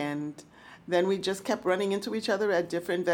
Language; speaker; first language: English; early bilingual, other home language; Spanish